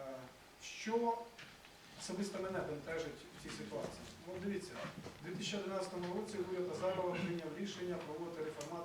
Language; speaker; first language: Ukrainian; native; Ukrainian